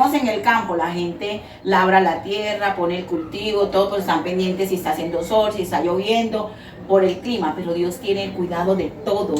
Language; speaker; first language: Spanish; native; Spanish